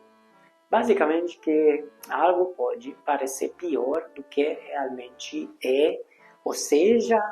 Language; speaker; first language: Portuguese; non-native, fluent; Hungarian